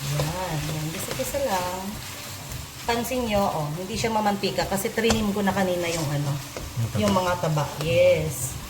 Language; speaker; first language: Filipino; non-native, local second language; Bikol